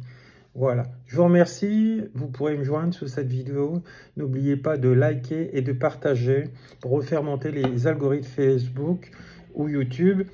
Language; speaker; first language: French; native; French